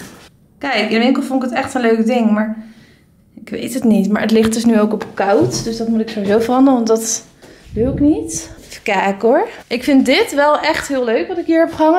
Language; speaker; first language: Dutch; native; Dutch